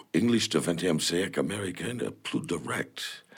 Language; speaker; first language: French; non-native, learner; English